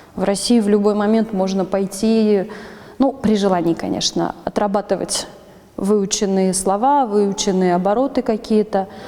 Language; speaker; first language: Russian; native; Russian